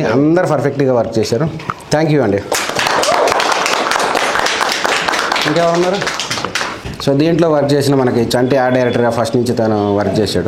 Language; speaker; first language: Telugu; native; Telugu